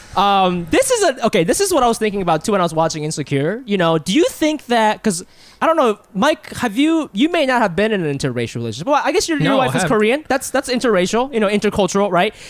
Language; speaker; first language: English; early bilingual, other home language; Japanese